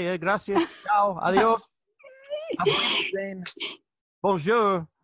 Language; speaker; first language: Spanish; non-native, learner; English